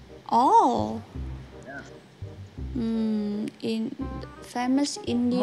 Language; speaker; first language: English; non-native, learner; Indonesian